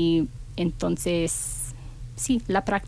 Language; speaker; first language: Spanish; non-native, fluent; English